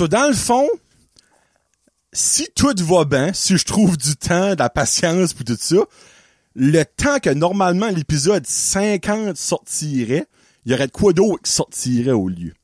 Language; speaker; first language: French; native; French